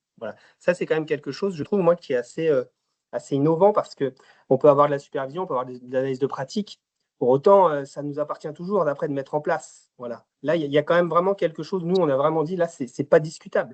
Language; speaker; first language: French; native; French